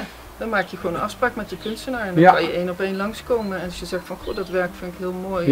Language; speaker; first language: Dutch; native; Dutch